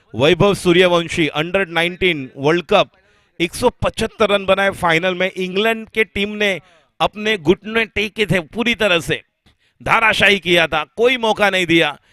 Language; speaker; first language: Hindi; non-native, local second language; Marathi